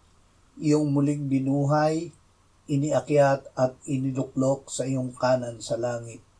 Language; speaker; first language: Filipino; native; Filipino